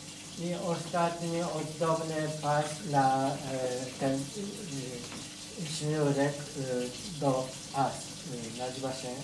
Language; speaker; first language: Polish; non-native, learner; Japanese